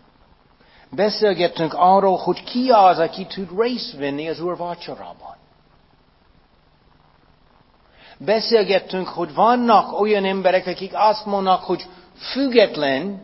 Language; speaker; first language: Hungarian; non-native, fluent; English